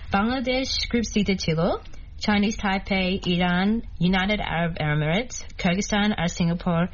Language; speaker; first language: Bangla; early bilingual, heritage; Bangla